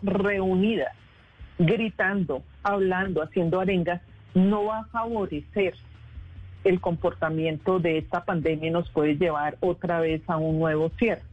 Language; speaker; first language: Spanish; native; Spanish